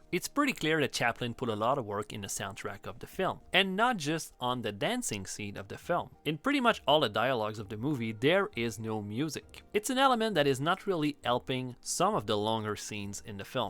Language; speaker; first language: English; non-native, fluent; French